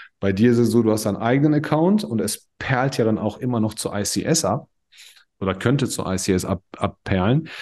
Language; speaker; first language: German; native; German